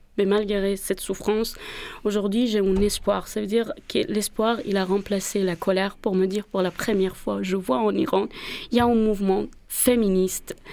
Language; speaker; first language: French; non-native, fluent; Persian